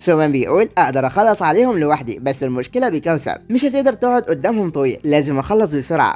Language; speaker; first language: Arabic; native; Arabic